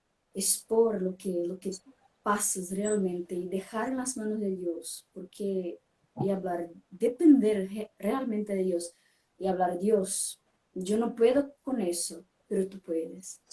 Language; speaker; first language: Spanish; non-native, fluent; Portuguese